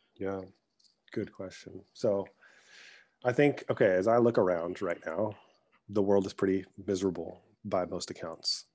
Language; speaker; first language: English; early bilingual, other home language; Arabic